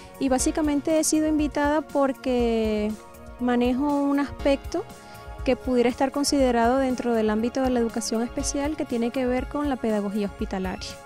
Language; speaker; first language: Spanish; native; Spanish